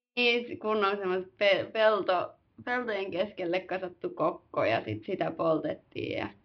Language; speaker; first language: Finnish; early bilingual, other home language; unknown